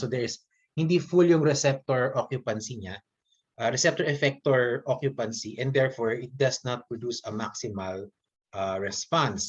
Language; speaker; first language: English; non-native, local second language; Filipino